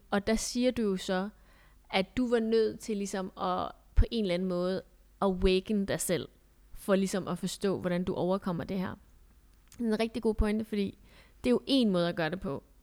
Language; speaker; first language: Danish; early bilingual, other home language; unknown